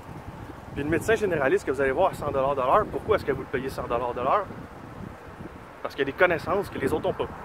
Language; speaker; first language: French; native; French